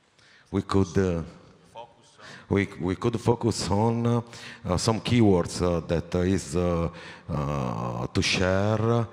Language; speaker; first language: English; non-native, learner; Italian